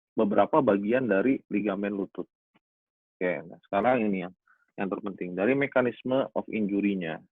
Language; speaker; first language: Indonesian; native; Indonesian